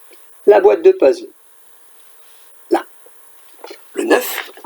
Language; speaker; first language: French; native; French